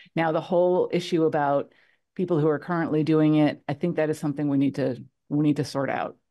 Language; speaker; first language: English; native; English